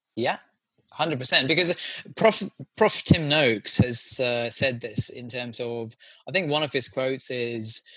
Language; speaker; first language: English; non-native, local second language; Sinhala